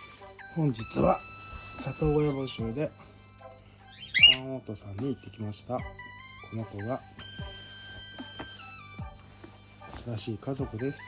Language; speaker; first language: Japanese; native; Japanese